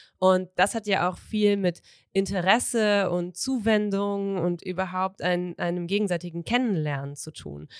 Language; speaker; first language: German; native; German